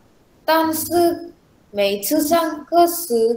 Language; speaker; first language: Chinese; non-native, learner; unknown